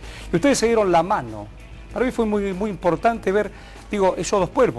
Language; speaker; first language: Spanish; native; Spanish